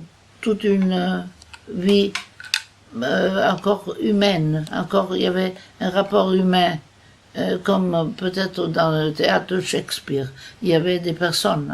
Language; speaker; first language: French; non-native, fluent; Italian